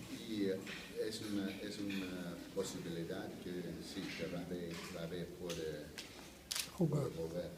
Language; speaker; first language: Spanish; non-native, fluent; English